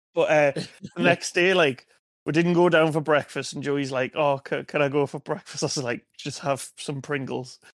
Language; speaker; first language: English; native; English